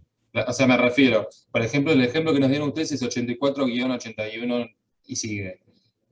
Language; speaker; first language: Spanish; native; Spanish